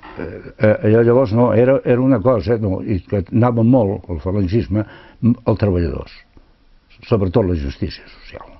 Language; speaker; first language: Catalan; non-native, local second language; Spanish